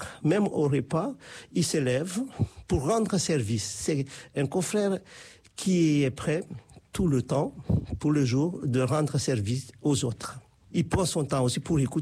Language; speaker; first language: French; non-native, fluent; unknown